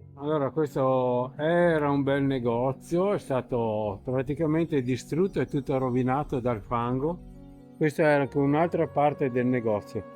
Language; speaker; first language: Italian; native; Italian